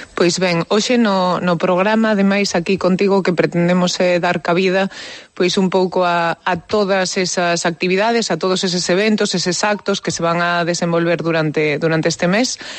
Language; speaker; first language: Galician; native; Galician